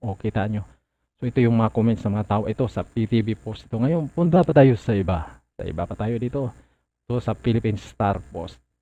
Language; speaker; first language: Filipino; non-native, local second language; Cebuano